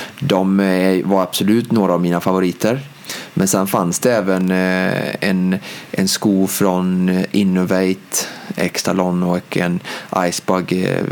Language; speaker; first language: Swedish; native; Swedish